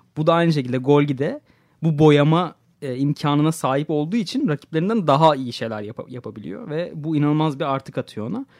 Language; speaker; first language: Turkish; native; Turkish